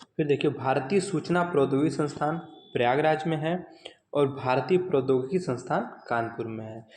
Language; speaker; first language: Hindi; native; Hindi